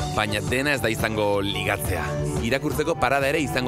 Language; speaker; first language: Basque; native; Basque